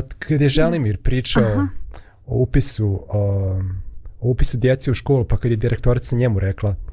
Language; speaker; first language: Bosnian; native; Bosnian